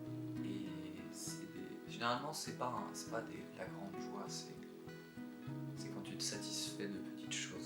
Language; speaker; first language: French; native; French